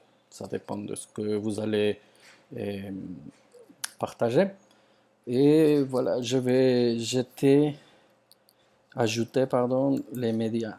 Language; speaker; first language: French; non-native, fluent; Spanish